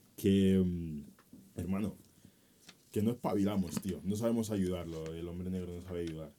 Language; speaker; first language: Spanish; native; Spanish